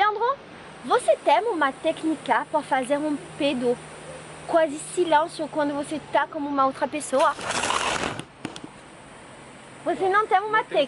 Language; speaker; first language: Portuguese; non-native, learner; French